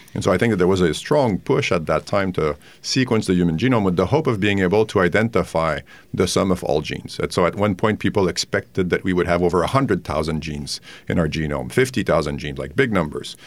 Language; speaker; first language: English; non-native, fluent; French